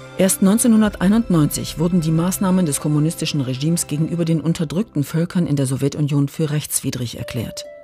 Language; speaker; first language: German; native; German